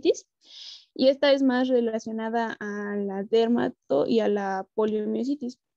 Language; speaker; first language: Spanish; native; Spanish